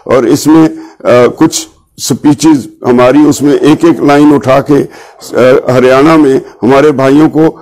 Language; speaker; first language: Hindi; non-native, local second language; Punjabi